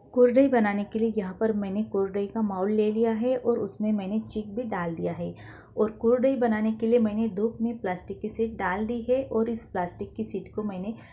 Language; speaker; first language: Hindi; non-native, local second language; Marathi